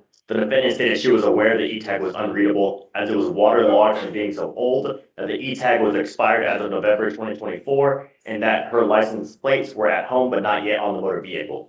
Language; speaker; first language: English; native; English